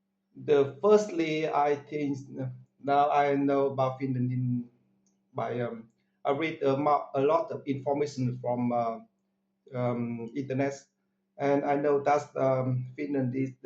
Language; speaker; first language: English; non-native, learner; Vietnamese